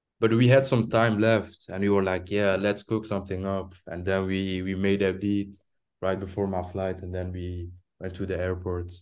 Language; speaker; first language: English; non-native, fluent; French